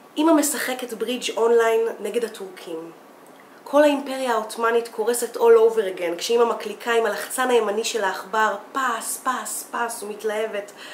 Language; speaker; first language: Hebrew; native; Hebrew